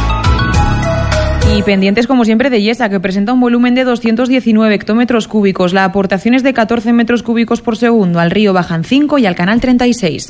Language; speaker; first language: Spanish; native; Spanish